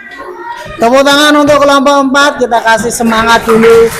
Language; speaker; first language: Indonesian; native; Indonesian